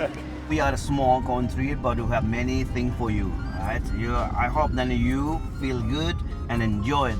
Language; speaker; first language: English; non-native, learner; Spanish